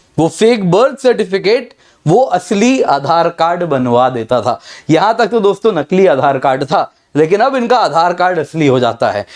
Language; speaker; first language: Hindi; native; Hindi